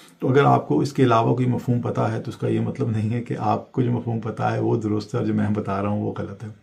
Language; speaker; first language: Urdu; non-native, local second language; Punjabi